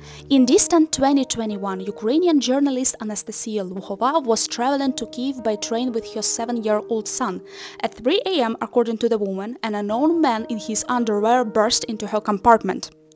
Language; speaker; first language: English; non-native, fluent; Ukrainian